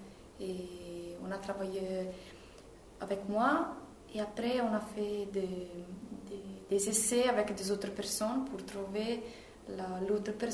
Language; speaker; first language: French; non-native, fluent; Italian